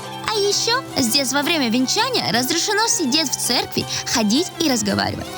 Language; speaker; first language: Russian; native; Russian